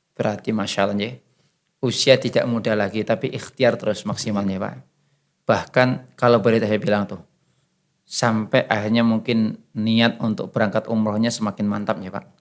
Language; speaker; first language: Indonesian; native; Indonesian